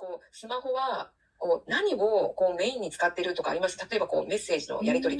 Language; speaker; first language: Japanese; native; Japanese